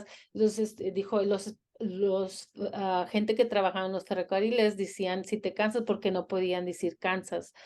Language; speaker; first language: Spanish; early bilingual, heritage; Spanish